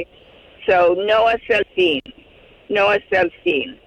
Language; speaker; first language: Spanish; non-native, fluent; English